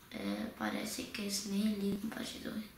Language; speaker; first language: Portuguese; early bilingual, heritage; Portuguese